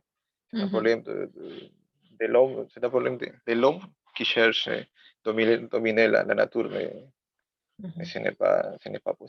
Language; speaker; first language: French; non-native, learner; Spanish